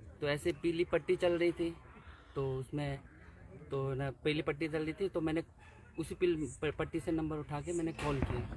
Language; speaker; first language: Hindi; non-native, local second language; Nepali